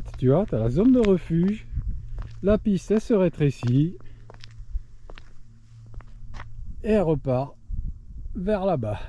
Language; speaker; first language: French; native; French